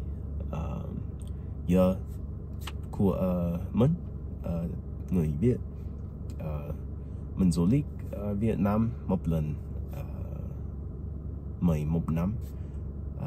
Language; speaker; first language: Vietnamese; non-native, learner; English